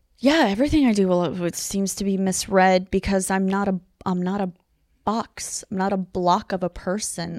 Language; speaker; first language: English; non-native, fluent; Russian